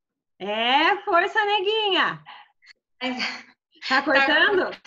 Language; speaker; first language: Portuguese; native; Portuguese